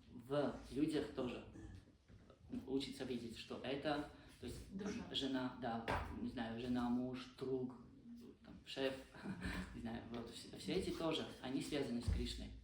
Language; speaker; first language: Russian; non-native, fluent; Armenian